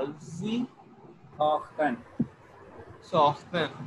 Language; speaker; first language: Persian; non-native, learner; Urdu